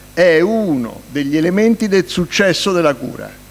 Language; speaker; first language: Italian; native; Italian